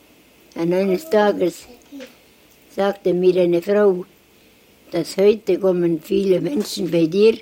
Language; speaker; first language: German; non-native, learner; Estonian